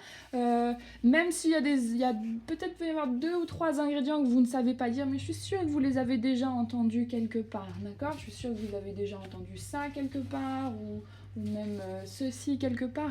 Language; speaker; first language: French; native; French